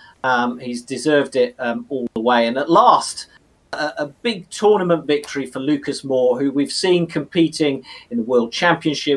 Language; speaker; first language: English; native; English